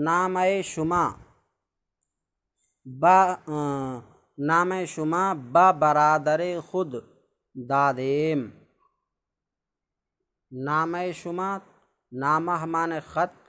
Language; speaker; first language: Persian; non-native, fluent; Urdu